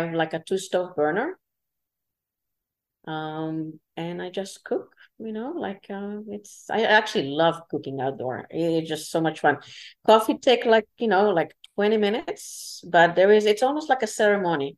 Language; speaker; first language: English; non-native, fluent; Hebrew